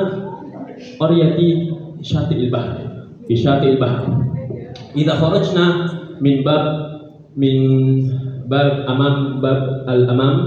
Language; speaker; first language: Arabic; non-native, learner; Indonesian